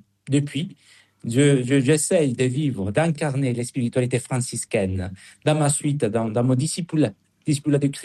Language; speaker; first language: French; non-native, fluent; Spanish